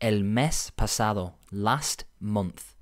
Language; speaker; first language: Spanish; non-native, learner; English